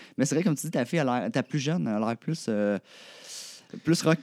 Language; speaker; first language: French; native; French